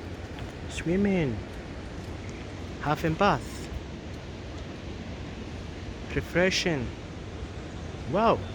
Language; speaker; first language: English; non-native, fluent; Somali